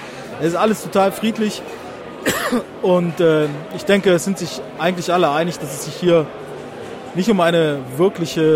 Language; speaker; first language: German; native; German